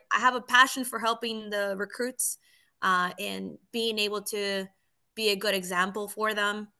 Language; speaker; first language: English; early bilingual, other home language; Spanish